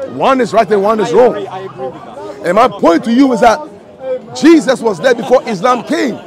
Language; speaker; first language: English; non-native, local second language; Ga